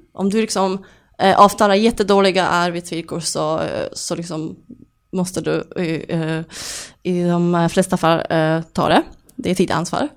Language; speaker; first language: Swedish; non-native, fluent; Polish